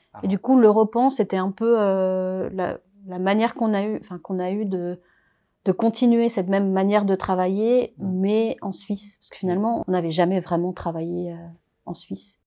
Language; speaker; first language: French; native; French